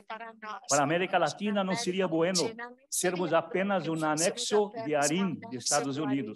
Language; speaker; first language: Portuguese; early bilingual, other home language; German